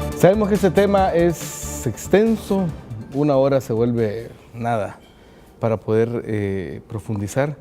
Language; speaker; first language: Spanish; native; Spanish